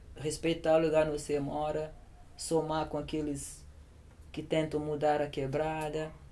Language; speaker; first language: Portuguese; non-native, local second language; Kabuverdianu